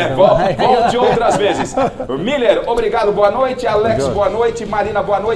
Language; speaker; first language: Portuguese; native; Portuguese